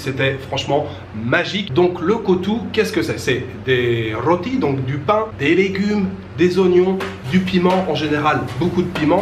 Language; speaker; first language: French; native; French